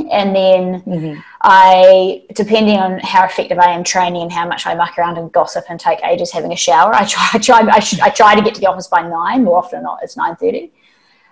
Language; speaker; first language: English; native; English